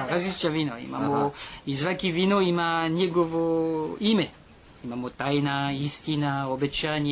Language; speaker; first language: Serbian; non-native, learner; French